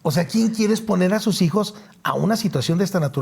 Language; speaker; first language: Spanish; native; Spanish